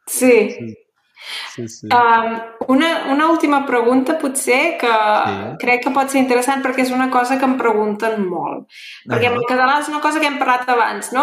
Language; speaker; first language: Catalan; native; Catalan